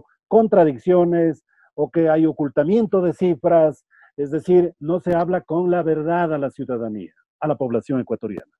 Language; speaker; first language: Spanish; native; Spanish